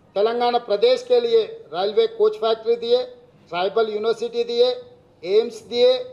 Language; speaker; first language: Hindi; non-native, local second language; Telugu